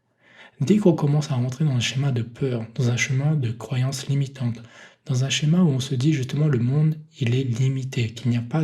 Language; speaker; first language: French; native; French